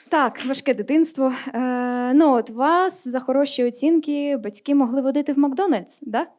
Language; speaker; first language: Ukrainian; native; Ukrainian